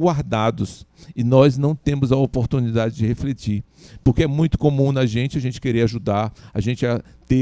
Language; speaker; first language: Portuguese; native; Portuguese